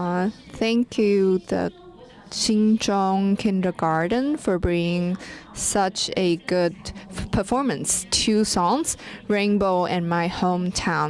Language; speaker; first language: English; non-native, fluent; Chinese